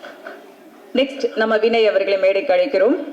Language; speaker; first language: Tamil; native; Tamil